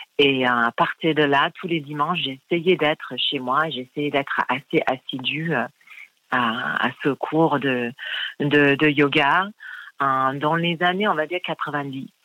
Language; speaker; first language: French; non-native, fluent; English